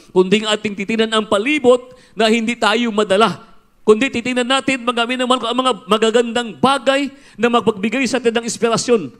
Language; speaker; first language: Filipino; non-native, local second language; Cebuano